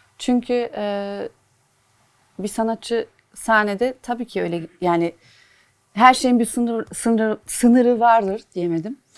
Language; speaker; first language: Turkish; early bilingual, heritage; Turkish